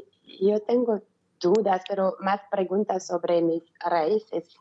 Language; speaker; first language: Spanish; non-native, learner; French